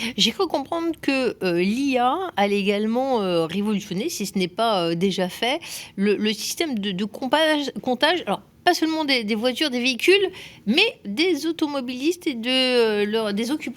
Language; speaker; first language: French; native; French